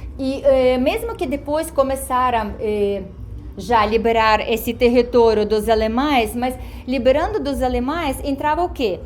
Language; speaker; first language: Portuguese; non-native, fluent; Ukrainian